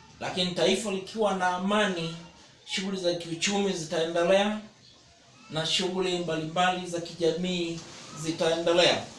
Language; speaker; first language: Swahili; non-native, local second language; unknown